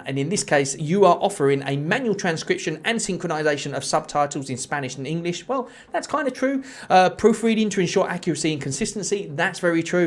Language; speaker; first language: English; native; English